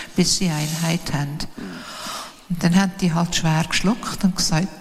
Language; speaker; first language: German; native; German